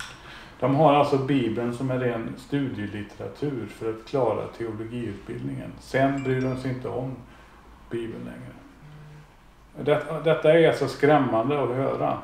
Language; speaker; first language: Swedish; native; Swedish